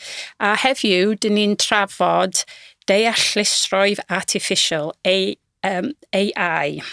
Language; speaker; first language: Welsh; non-native, local second language; English